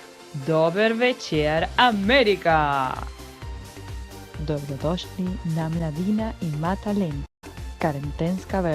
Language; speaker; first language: Slovenian; early bilingual, heritage; Slovenian